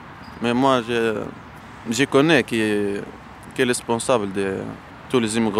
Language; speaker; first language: French; non-native, local second language; Arabic